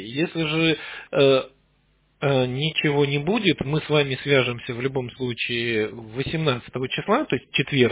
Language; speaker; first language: Russian; native; Russian